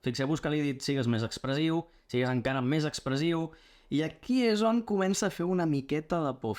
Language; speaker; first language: Catalan; native; Catalan